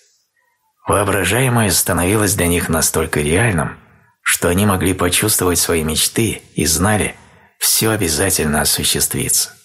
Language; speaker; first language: Russian; native; Russian